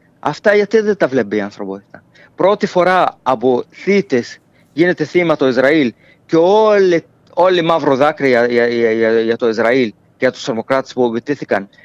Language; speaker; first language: Greek; non-native, fluent; Arabic